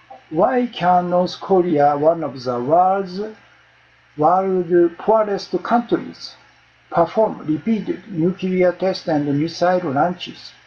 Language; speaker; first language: English; non-native, learner; Japanese